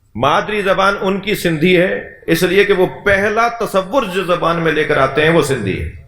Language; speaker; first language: Urdu; native; Urdu